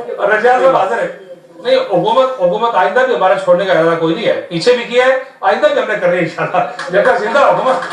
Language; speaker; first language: Urdu; non-native, local second language; Pahari-Potwari